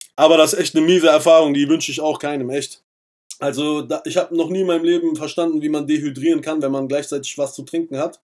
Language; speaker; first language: German; early bilingual, other home language; Persian